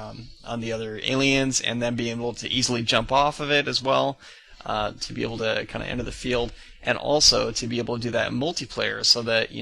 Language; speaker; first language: English; native; English